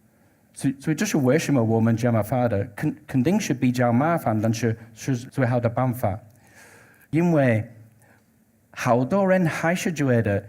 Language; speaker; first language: Chinese; non-native, learner; English